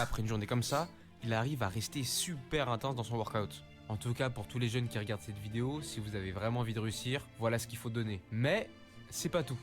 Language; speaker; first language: French; native; French